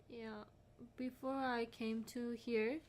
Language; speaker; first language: English; non-native, learner; Korean